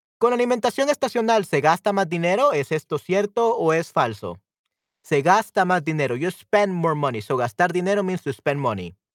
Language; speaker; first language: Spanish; native; Spanish